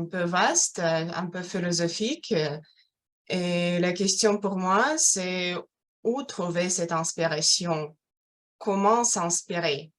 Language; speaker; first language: French; non-native, fluent; Russian